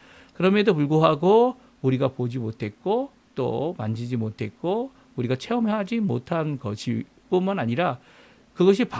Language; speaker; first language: Korean; native; Korean